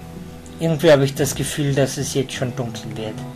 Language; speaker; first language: German; native; German